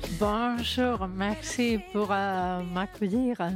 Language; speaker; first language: French; non-native, learner; Spanish